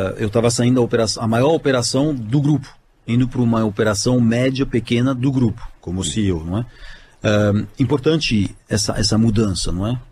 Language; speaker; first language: Portuguese; non-native, fluent; French